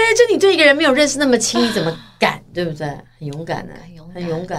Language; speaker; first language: Chinese; native; Chinese